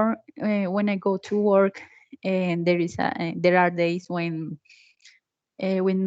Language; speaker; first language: English; non-native, learner; Spanish